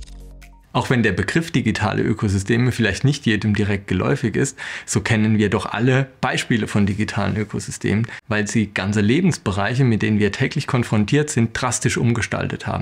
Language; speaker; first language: German; native; German